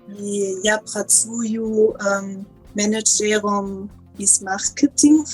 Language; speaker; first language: Ukrainian; non-native, learner; German